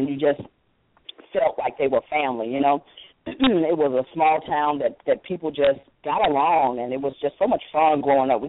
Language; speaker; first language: English; native; English